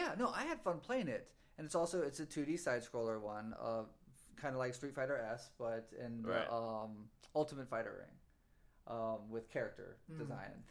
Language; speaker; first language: English; native; English